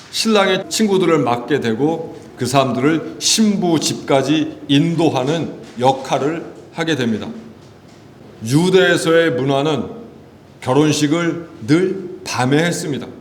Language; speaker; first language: Korean; native; Korean